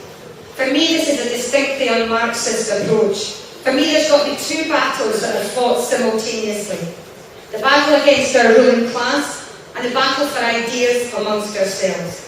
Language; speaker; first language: English; native; English